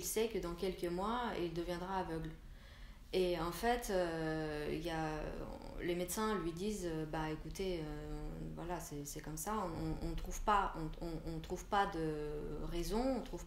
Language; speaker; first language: French; non-native, fluent; Russian